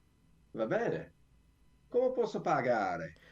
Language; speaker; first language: Italian; non-native, learner; English